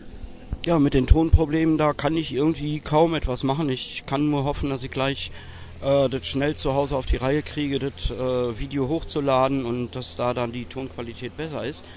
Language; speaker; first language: German; native; German